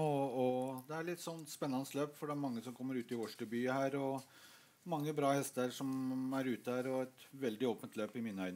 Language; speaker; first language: Norwegian; native; Norwegian